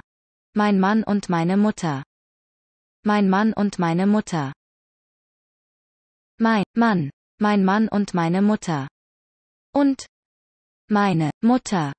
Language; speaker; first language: German; non-native, learner; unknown